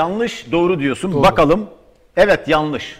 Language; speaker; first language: Turkish; native; Turkish